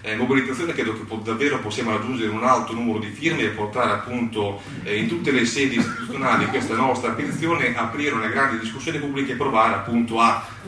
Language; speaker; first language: Italian; native; Italian